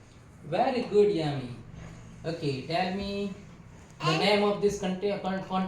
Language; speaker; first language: English; non-native, local second language; Gujarati